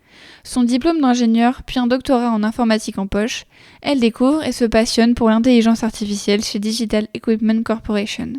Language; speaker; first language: French; native; French